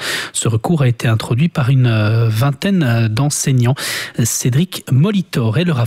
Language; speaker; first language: French; native; French